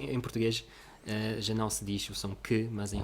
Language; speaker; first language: Portuguese; non-native, fluent; Russian